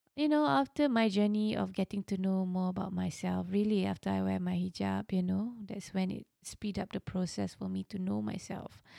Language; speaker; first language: English; non-native, local second language; Malay